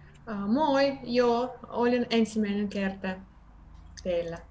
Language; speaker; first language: Finnish; non-native, learner; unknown